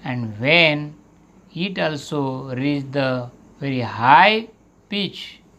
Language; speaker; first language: English; non-native, local second language; Marathi